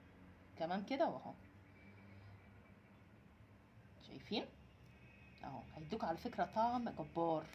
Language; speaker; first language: Arabic; native; Arabic